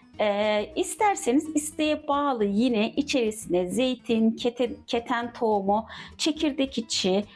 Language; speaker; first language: Turkish; native; Turkish